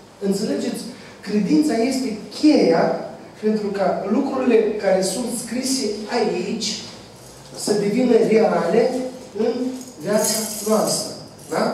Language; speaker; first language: Romanian; non-native, fluent; Russian